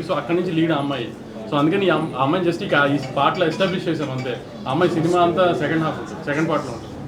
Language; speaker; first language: Telugu; native; Telugu